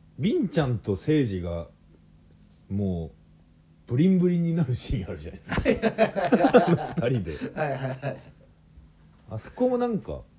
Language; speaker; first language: Japanese; native; Japanese